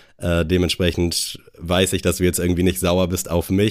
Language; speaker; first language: German; native; German